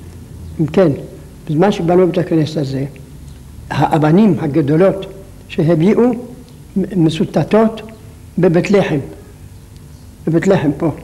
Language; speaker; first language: Hebrew; non-native, local second language; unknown